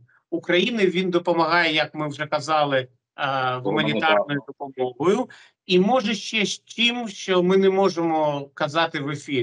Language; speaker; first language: Ukrainian; non-native, local second language; Russian